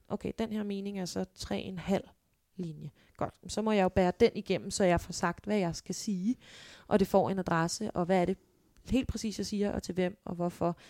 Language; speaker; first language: Danish; native; Danish